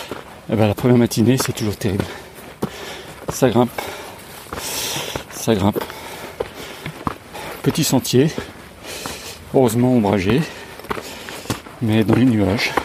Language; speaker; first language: French; native; French